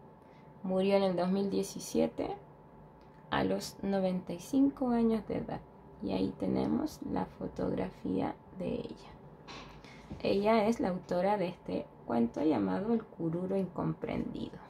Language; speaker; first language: Spanish; native; Spanish